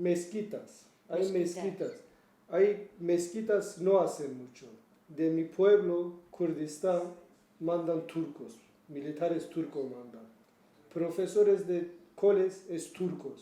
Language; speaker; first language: Spanish; non-native, learner; Kurdish